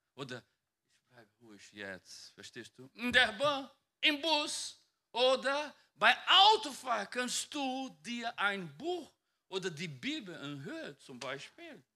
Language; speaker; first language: German; non-native, fluent; Portuguese